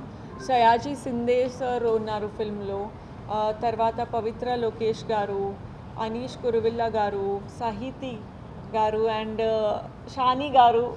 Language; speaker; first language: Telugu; non-native, learner; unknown